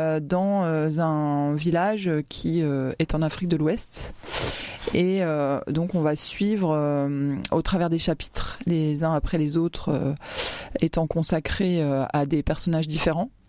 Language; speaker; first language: French; native; French